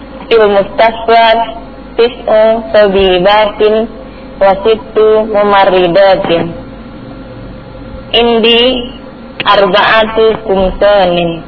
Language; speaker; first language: Arabic; non-native, learner; Indonesian